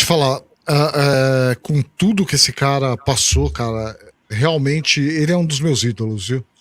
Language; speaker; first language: Portuguese; native; Portuguese